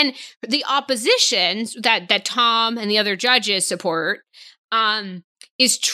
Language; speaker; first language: English; native; English